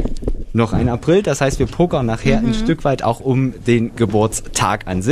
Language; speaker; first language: German; native; German